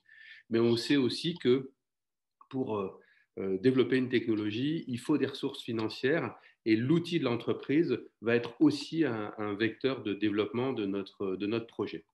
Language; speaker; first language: French; native; French